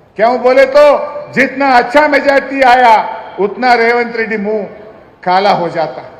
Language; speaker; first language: Hindi; non-native, local second language; Telugu